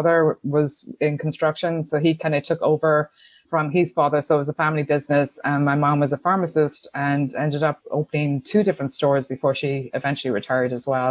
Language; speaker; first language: English; native; English